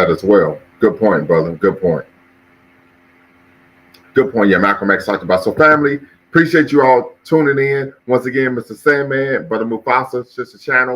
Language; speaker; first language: English; native; English